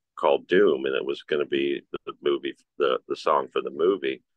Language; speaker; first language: English; native; English